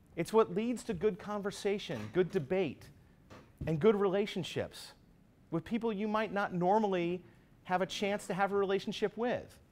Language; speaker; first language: English; native; English